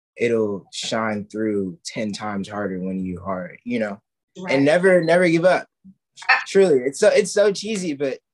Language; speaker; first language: English; native; English